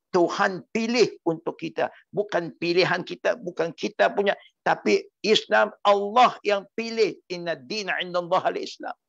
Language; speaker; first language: Malay; non-native, local second language; Chinese